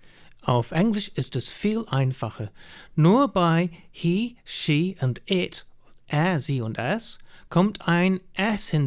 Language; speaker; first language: German; non-native, fluent; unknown